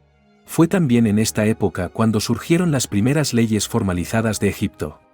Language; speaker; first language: Spanish; native; Spanish